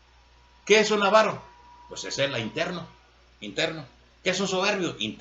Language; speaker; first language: Spanish; native; Spanish